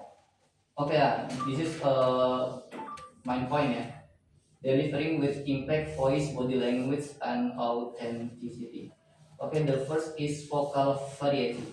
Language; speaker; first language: English; non-native, learner; Indonesian